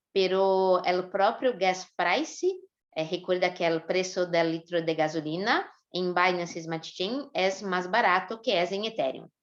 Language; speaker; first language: Spanish; non-native, fluent; Portuguese